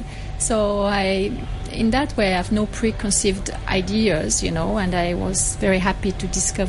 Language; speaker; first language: English; non-native, fluent; French